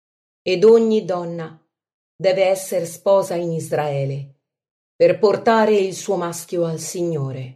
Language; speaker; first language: Italian; native; Italian